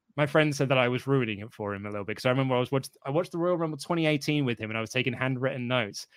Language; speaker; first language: English; native; English